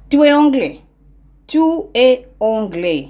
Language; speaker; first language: French; non-native, learner; English